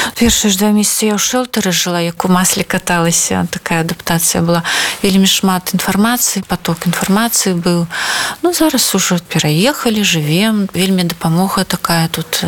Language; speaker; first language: Belarusian; non-native, local second language; Russian